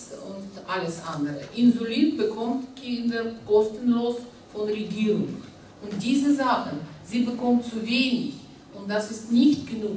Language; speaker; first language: German; non-native, learner; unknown